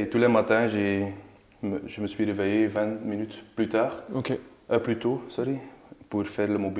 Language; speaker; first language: French; non-native, learner; Dutch